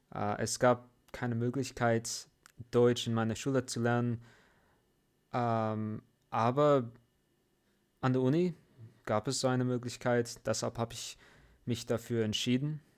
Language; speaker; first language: German; non-native, fluent; English